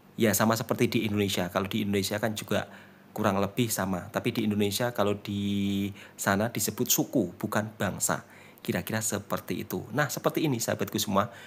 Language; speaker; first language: Indonesian; native; Indonesian